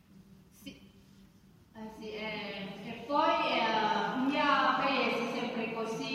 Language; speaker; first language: Italian; non-native, learner; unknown